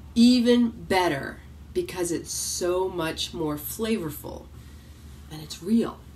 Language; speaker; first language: English; native; English